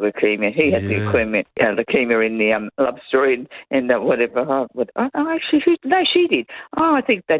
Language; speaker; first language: English; native; English